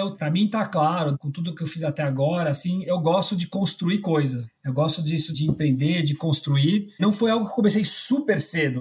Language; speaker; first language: Portuguese; early bilingual, other home language; Spanish